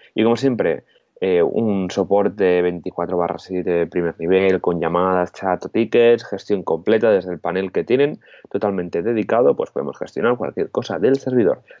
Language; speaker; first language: Spanish; non-native, local second language; Catalan